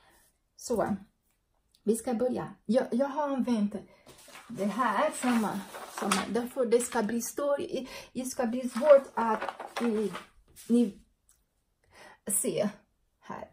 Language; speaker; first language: Swedish; non-native, learner; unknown